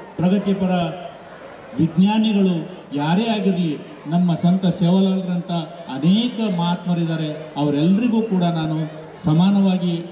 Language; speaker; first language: Kannada; non-native, local second language; Lambadi